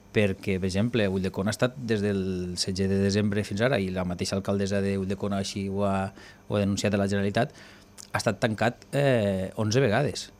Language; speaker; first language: Catalan; native; Catalan